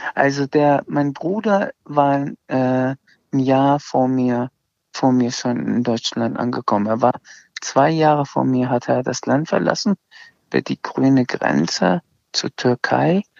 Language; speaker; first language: German; early bilingual, other home language; Azerbaijani